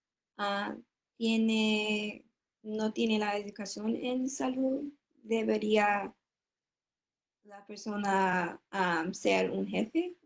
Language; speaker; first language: Spanish; non-native, learner; English